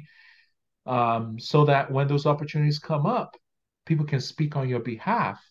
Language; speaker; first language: English; non-native, local second language; Yoruba